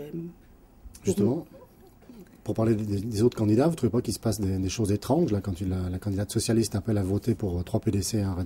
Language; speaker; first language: French; native; French